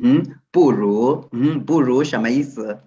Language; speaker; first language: Chinese; non-native, fluent; Swahili